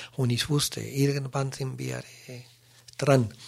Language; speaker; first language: German; non-native, learner; Spanish